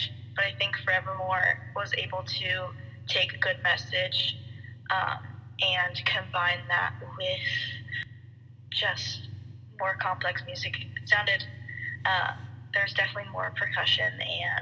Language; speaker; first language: English; native; English